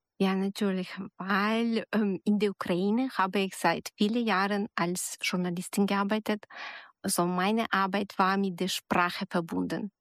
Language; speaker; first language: German; non-native, fluent; Ukrainian